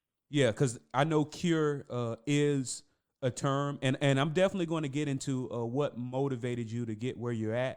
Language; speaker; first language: English; native; English